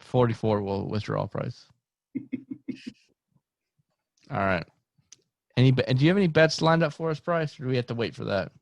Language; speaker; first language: English; native; English